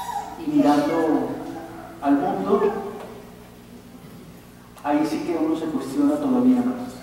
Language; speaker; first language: Spanish; native; Spanish